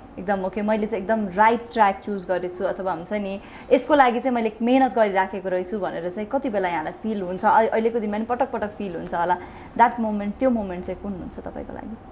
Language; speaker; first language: Nepali; native; Nepali